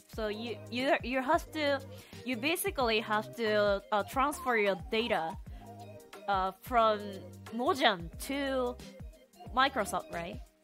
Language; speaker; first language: English; non-native, fluent; Japanese